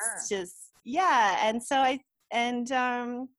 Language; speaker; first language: English; native; English